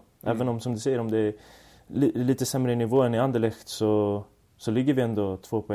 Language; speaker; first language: Swedish; early bilingual, other home language; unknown